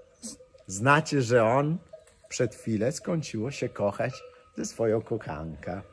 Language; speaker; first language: Polish; non-native, fluent; Italian